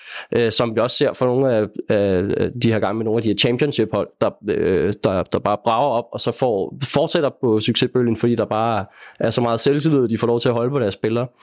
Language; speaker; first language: Danish; native; Danish